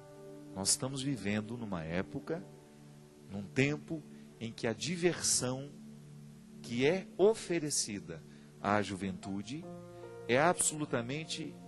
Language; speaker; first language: Portuguese; native; Portuguese